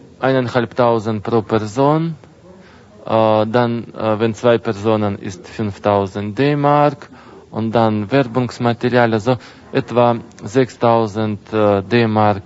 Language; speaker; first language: German; non-native, learner; Russian